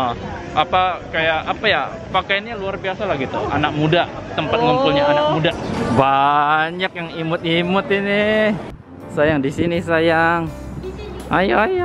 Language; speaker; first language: Indonesian; native; Indonesian